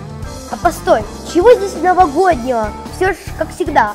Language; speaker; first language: Russian; native; Russian